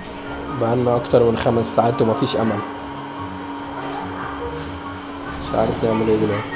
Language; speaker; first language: Arabic; native; Arabic